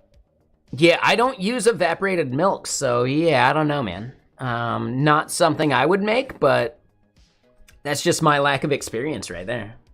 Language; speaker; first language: English; native; English